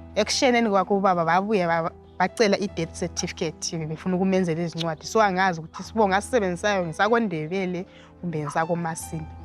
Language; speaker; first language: Zulu; native; Zulu